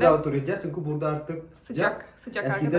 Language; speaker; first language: Turkish; non-native, learner; Indonesian